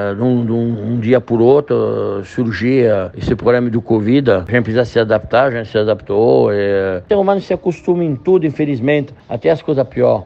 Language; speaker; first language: Portuguese; non-native, fluent; French